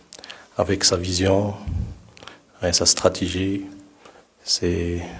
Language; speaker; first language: French; non-native, local second language; Arabic